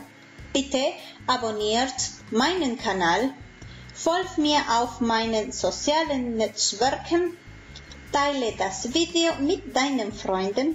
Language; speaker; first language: German; non-native, fluent; Spanish